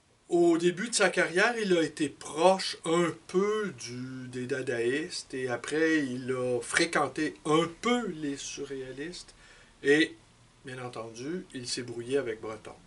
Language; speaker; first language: French; native; French